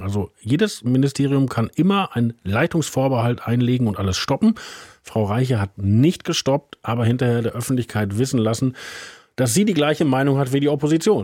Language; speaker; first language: German; native; German